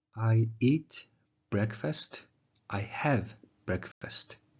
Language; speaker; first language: English; non-native, fluent; Mongolian